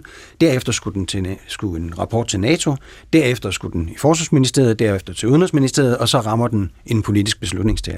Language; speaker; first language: Danish; native; Danish